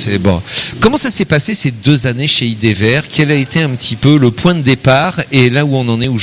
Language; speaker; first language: French; native; French